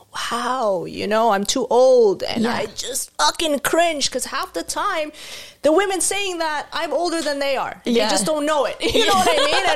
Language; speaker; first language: English; non-native, fluent; Arabic